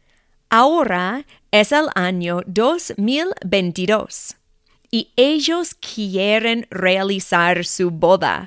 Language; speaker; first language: Spanish; non-native, fluent; English